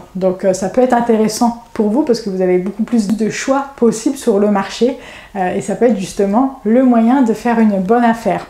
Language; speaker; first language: French; native; French